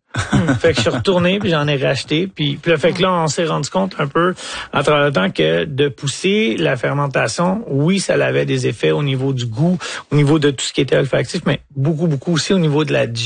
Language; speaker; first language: French; native; French